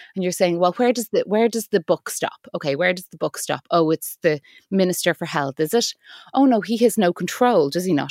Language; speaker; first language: English; native; English